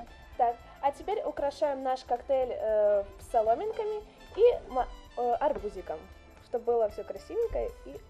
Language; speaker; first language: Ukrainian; non-native, local second language; Russian